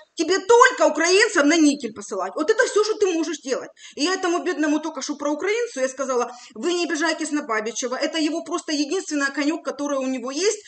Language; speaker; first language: Russian; native; Russian